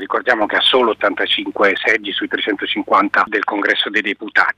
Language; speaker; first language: Italian; native; Italian